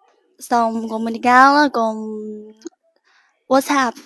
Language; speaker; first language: Portuguese; non-native, learner; Chinese